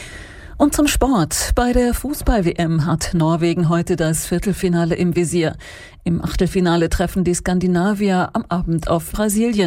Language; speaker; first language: German; native; German